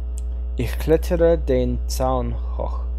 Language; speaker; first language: German; non-native, learner; English